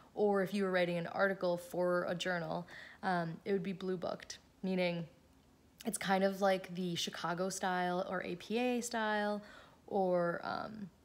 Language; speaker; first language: English; native; English